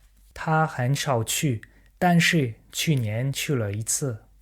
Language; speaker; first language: Chinese; non-native, fluent; French